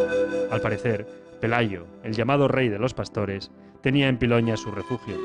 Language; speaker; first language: Spanish; native; Spanish